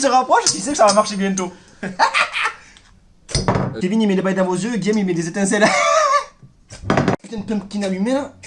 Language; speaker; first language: French; native; French